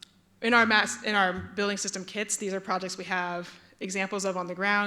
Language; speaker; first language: English; native; English